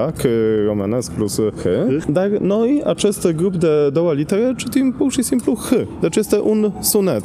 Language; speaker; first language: Romanian; non-native, fluent; Polish